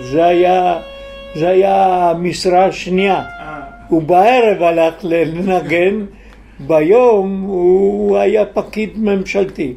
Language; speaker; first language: Hebrew; non-native, fluent; Italian